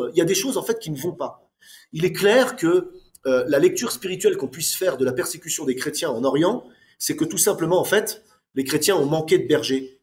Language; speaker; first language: French; native; French